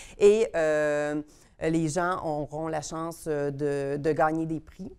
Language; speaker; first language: French; native; French